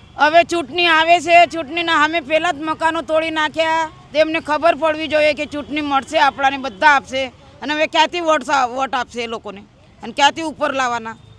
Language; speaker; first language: Gujarati; native; Gujarati